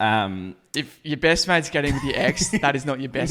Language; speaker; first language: English; native; English